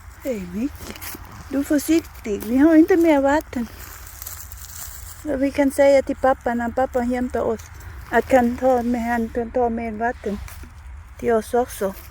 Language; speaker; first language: Swedish; non-native, learner; Thai